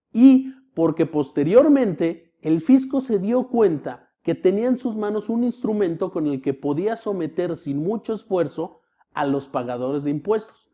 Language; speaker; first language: Spanish; native; Spanish